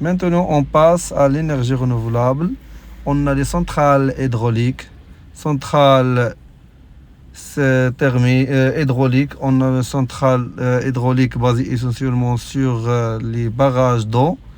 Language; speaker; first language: French; non-native, local second language; Arabic